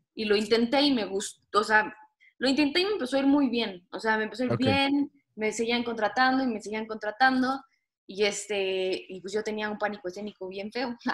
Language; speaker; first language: Spanish; native; Spanish